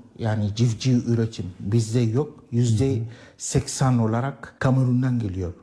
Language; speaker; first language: Turkish; non-native, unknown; Arabic